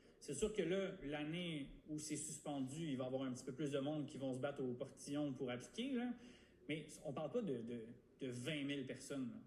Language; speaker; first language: French; native; French